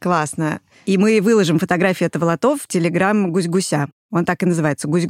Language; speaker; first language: Russian; native; Russian